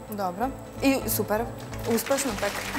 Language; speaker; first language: Macedonian; native; Macedonian